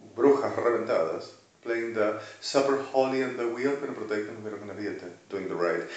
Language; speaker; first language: English; non-native, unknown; Spanish